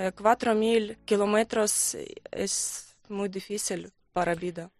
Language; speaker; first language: Spanish; non-native, learner; Ukrainian